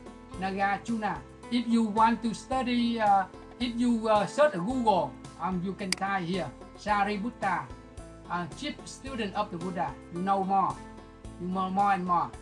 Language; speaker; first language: English; non-native, local second language; Vietnamese